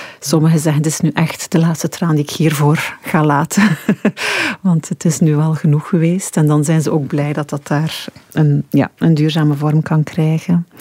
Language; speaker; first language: Dutch; native; Dutch